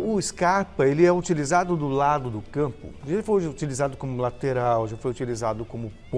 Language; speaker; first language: Portuguese; native; Portuguese